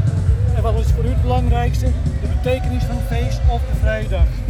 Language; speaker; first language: Dutch; native; Dutch